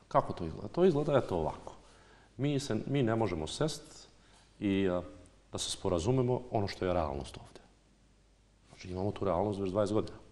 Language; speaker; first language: Bosnian; non-native, local second language; Albanian